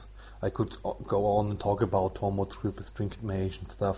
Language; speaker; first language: English; non-native, fluent; German